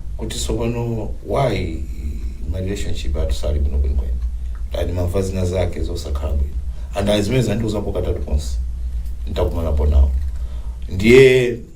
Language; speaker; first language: Nyanja; non-native, local second language; Tumbuka